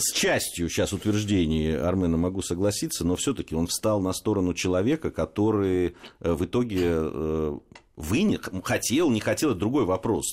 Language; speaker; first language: Russian; native; Russian